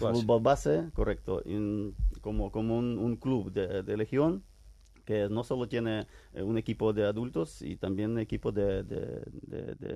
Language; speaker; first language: Spanish; non-native, fluent; Ukrainian